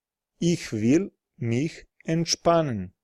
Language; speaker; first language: German; non-native, fluent; Serbian